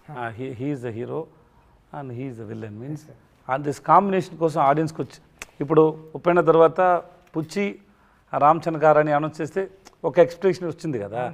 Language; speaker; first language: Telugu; non-native, learner; Tamil